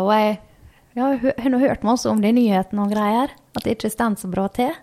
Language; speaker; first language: Norwegian; native; Norwegian